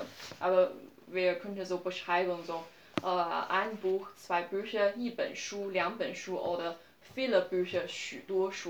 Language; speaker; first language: German; non-native, learner; Chinese